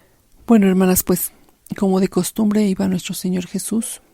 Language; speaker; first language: Spanish; native; Spanish